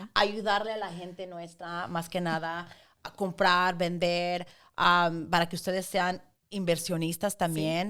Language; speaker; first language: Spanish; early bilingual, heritage; Spanish